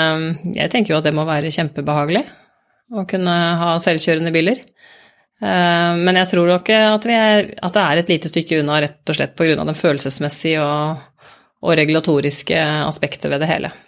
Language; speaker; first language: Norwegian; native; Norwegian